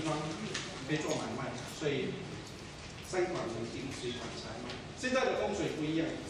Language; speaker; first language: Chinese; native; Chinese